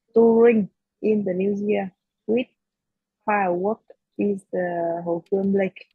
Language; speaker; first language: English; non-native, learner; Vietnamese